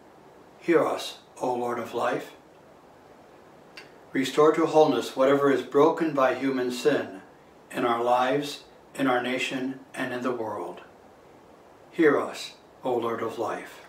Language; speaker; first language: English; native; English